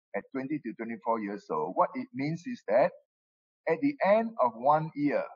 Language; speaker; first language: English; non-native, local second language; Min Nan Chinese